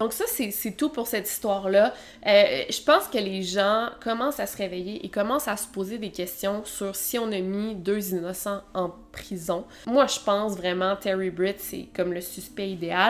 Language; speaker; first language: French; native; French